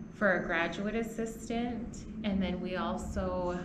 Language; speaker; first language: English; native; English